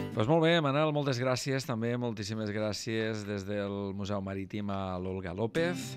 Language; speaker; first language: Catalan; native; Catalan